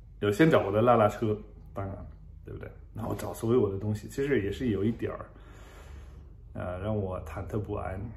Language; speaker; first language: Chinese; non-native, fluent; German